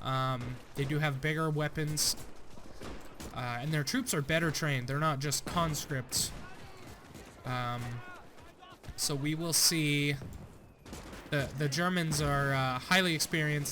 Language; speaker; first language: English; native; English